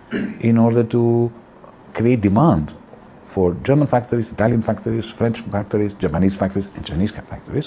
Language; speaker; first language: English; non-native, fluent; Greek